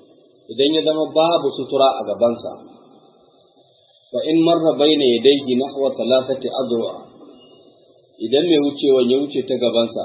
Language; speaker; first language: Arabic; non-native, fluent; Hausa